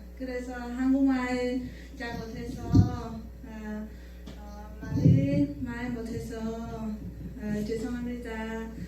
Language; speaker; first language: Korean; non-native, learner; Vietnamese